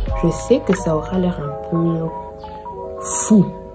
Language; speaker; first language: French; non-native, local second language; Rundi